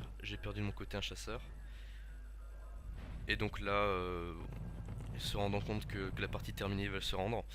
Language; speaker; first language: French; native; French